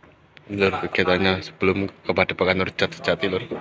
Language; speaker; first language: Indonesian; non-native, local second language; Javanese